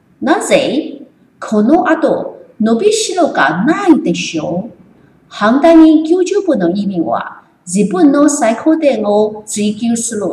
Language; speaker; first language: Japanese; non-native, learner; Chinese